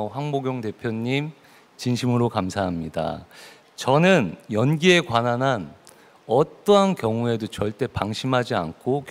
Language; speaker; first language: Korean; native; Korean